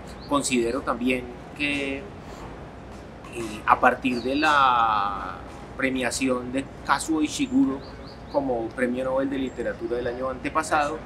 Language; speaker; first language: Spanish; native; Spanish